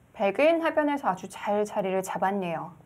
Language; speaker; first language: Korean; native; Korean